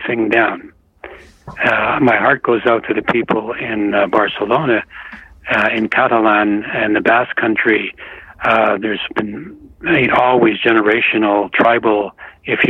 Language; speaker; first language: English; native; English